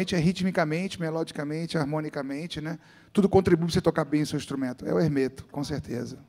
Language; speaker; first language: Portuguese; native; Portuguese